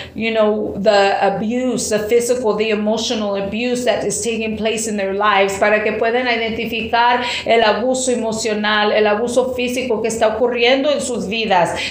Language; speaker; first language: English; early bilingual, other home language; Spanish